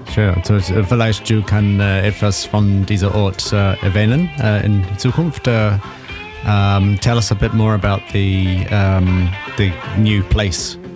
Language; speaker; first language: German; non-native, learner; English